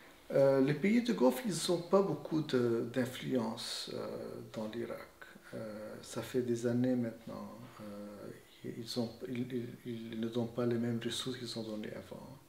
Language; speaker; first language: French; non-native, fluent; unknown